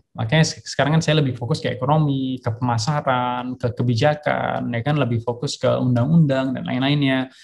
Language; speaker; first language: Indonesian; early bilingual, heritage; Indonesian